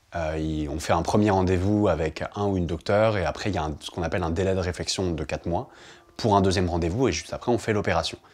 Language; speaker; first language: French; native; French